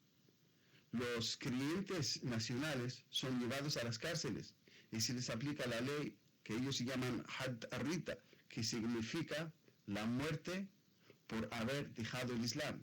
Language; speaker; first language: Spanish; non-native, fluent; Arabic